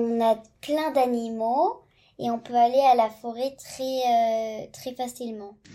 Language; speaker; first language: French; early bilingual, heritage; French